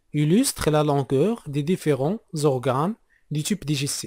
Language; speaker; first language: French; non-native, local second language; Arabic